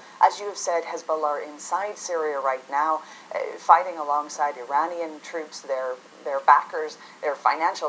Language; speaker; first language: English; native; English